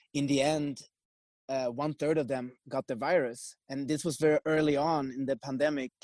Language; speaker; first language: English; non-native, fluent; Swedish